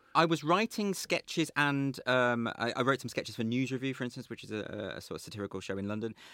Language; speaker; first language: English; native; English